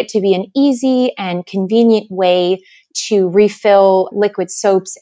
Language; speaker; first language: English; native; English